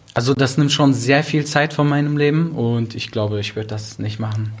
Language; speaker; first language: German; native; German